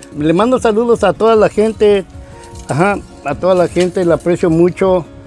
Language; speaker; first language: Spanish; native; Spanish